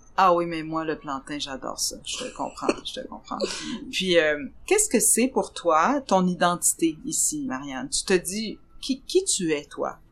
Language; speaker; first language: French; native; French